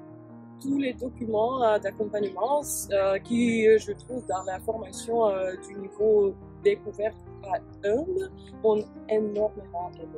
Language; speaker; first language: French; non-native, fluent; English